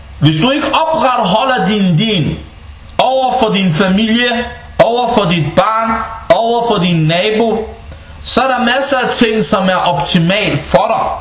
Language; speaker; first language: Danish; early bilingual, other home language; Bosnian